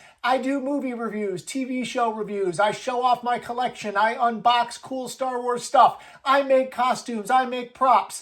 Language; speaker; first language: English; native; English